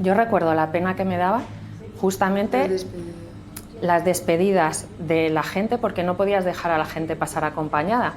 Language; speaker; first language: Spanish; native; Spanish